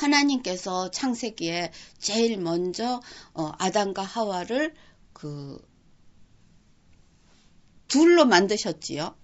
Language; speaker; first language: Korean; native; Korean